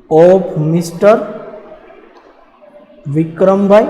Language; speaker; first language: English; non-native, local second language; Gujarati